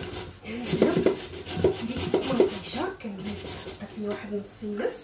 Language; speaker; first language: Arabic; native; Arabic